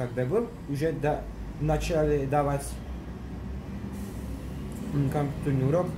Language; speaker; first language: Russian; early bilingual, heritage; Turkish